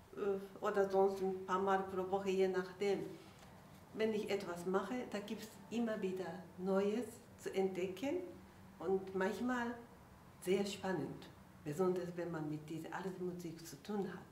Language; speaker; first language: German; non-native, fluent; Japanese